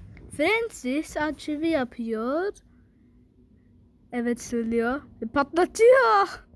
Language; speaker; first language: Turkish; early bilingual, heritage; Turkish